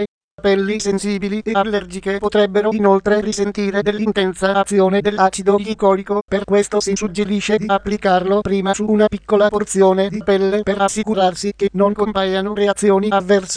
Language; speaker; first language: Italian; native; Italian